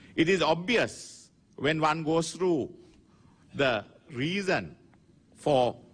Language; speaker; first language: English; non-native, local second language; Sinhala